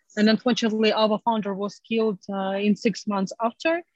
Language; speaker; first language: English; non-native, fluent; Ukrainian